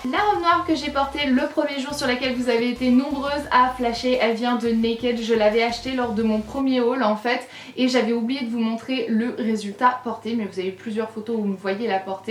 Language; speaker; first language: French; native; French